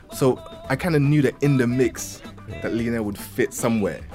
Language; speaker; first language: English; native; English